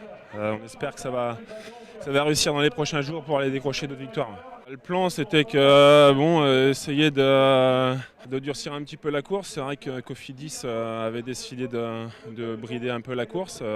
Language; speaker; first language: French; native; French